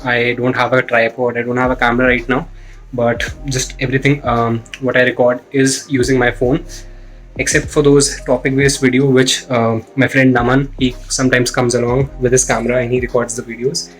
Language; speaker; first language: English; non-native, local second language; Hindi